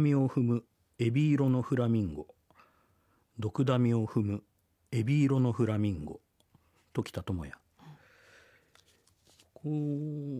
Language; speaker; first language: Japanese; native; Japanese